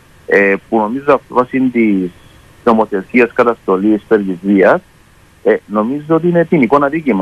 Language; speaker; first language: Greek; native; Greek